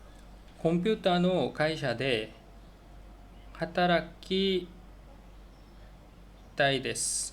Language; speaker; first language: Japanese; non-native, learner; Korean